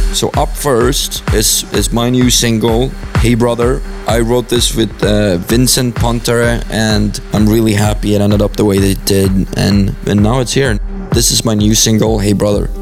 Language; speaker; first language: English; non-native, fluent; Swedish